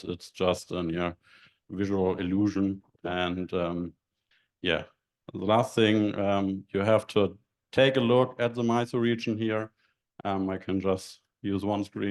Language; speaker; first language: English; non-native, fluent; German